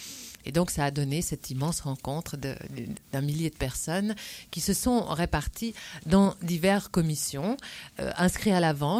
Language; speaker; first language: French; native; French